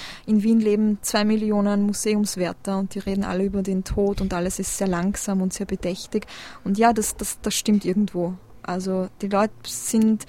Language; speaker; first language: German; early bilingual, other home language; Polish